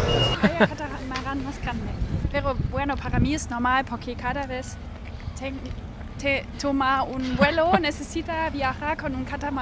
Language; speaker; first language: Spanish; non-native, learner; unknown